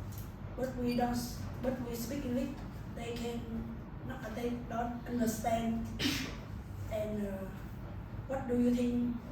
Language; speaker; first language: English; non-native, learner; Vietnamese